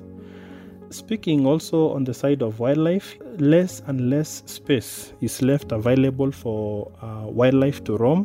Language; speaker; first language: English; non-native, local second language; Masai